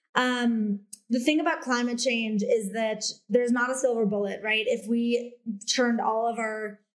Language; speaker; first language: English; native; English